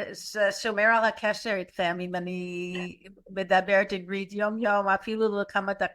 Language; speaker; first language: Hebrew; non-native, learner; English